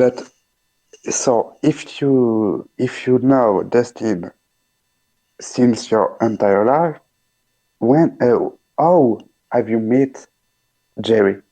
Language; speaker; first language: English; non-native, learner; French